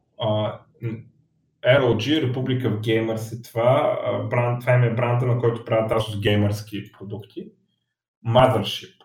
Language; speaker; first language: Bulgarian; native; Bulgarian